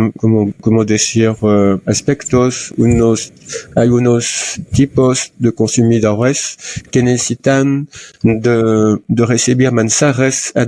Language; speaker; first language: Spanish; non-native, learner; French